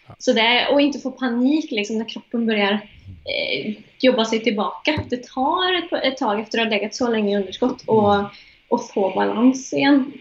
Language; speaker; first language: Swedish; native; Swedish